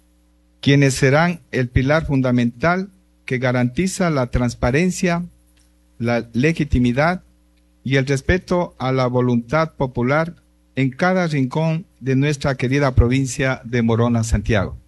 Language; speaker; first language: Spanish; native; Spanish